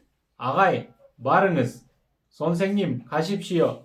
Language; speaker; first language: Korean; non-native, fluent; Kyrgyz